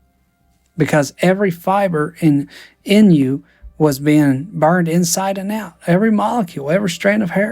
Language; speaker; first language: English; native; English